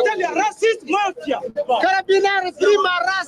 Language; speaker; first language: Italian; non-native, learner; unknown